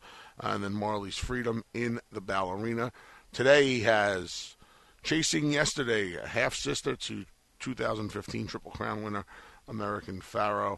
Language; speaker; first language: English; native; English